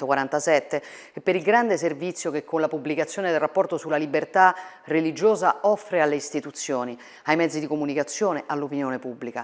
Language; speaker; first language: Italian; native; Italian